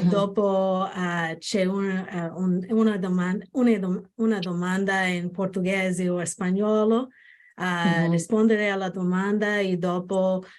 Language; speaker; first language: Italian; non-native, learner; English